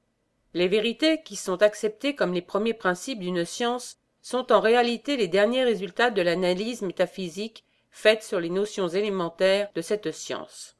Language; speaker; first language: French; native; French